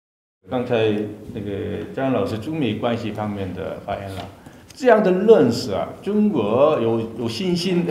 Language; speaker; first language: Chinese; non-native, fluent; Korean